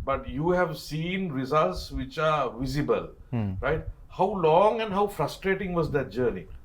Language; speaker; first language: English; non-native, local second language; Sinhala